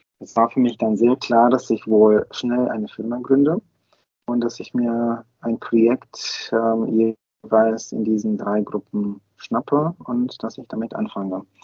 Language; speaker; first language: German; non-native, fluent; Bulgarian